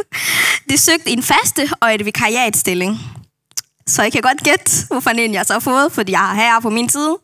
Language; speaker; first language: Danish; non-native, local second language; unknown